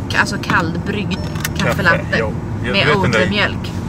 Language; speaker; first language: Swedish; native; Swedish